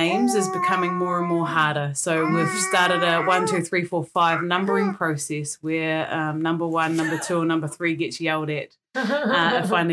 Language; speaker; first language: English; native; English